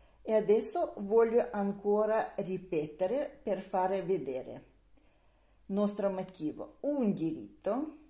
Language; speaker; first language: Italian; non-native, learner; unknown